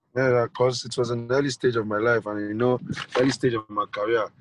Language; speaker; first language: English; non-native, local second language; Yoruba